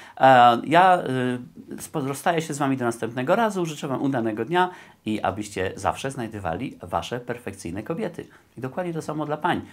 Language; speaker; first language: Polish; native; Polish